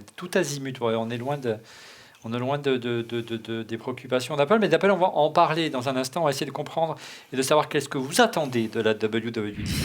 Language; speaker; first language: French; native; French